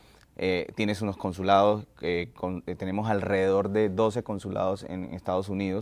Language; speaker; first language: Spanish; native; Spanish